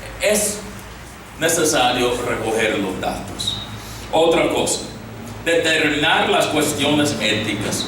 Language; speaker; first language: Spanish; non-native, fluent; English